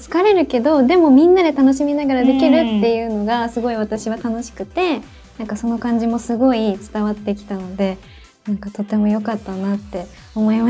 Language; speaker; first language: Japanese; native; Japanese